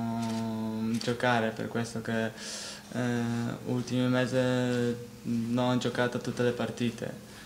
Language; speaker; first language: Italian; non-native, learner; Polish